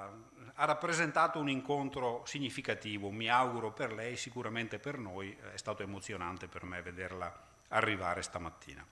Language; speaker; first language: Italian; native; Italian